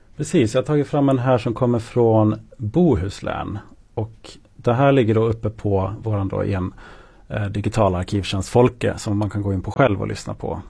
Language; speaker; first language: Swedish; native; Swedish